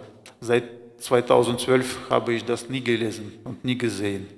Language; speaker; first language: German; non-native, fluent; Russian